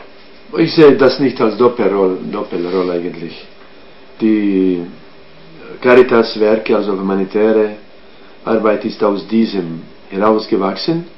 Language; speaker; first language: German; non-native, fluent; Croatian